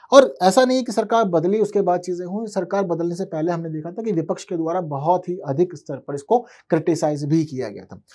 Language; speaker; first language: Hindi; native; Hindi